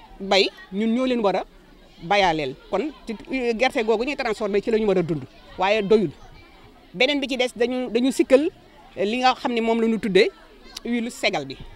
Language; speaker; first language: Wolof; native; Wolof